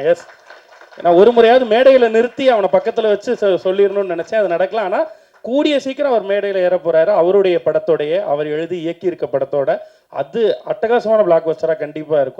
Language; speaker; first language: Tamil; native; Tamil